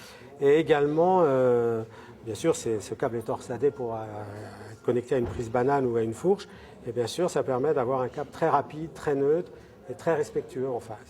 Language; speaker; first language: French; native; French